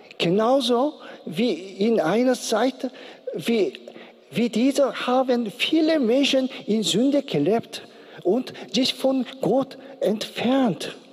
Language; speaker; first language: German; non-native, learner; Korean